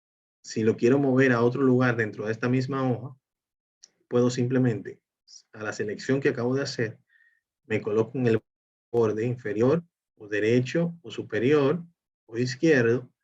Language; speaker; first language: Spanish; native; Spanish